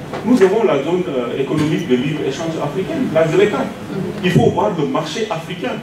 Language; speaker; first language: French; non-native, local second language; Wolof